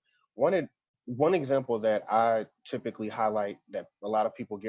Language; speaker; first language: English; native; English